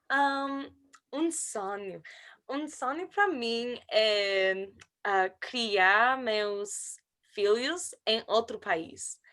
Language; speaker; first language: Portuguese; non-native, learner; English